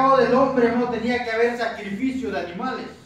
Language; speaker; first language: Spanish; native; Spanish